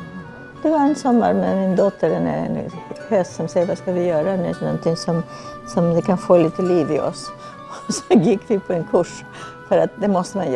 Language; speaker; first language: Swedish; non-native, fluent; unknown